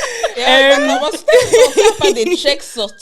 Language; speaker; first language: French; native; French